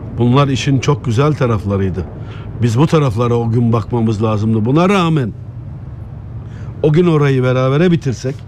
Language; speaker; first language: Turkish; native; Turkish